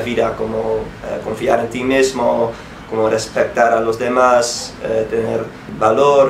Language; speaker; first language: Spanish; non-native, fluent; Dutch